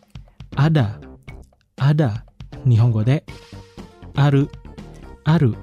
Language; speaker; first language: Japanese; non-native, fluent; Indonesian